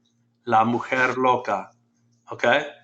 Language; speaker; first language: Spanish; non-native, fluent; English